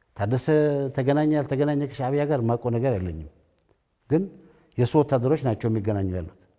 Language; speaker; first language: Amharic; non-native, local second language; Tigrinya